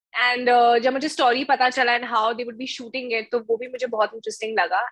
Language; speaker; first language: Hindi; native; Hindi